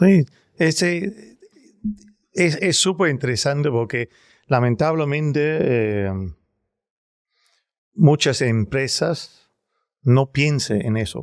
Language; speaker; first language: Spanish; non-native, learner; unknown